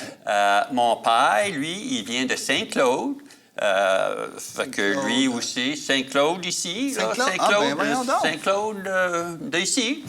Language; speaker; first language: French; native; French